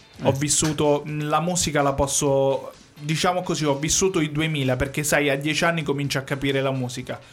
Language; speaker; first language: Italian; native; Italian